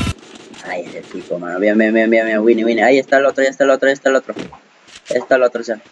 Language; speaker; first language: Spanish; native; Spanish